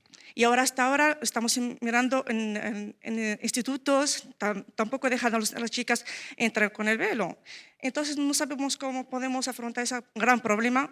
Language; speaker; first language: Spanish; non-native, learner; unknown